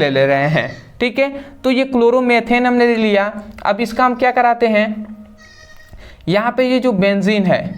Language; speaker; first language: Hindi; native; Hindi